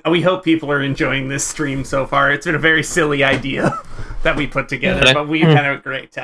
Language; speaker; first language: English; native; English